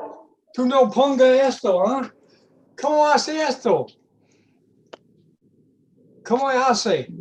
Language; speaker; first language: Spanish; non-native, learner; English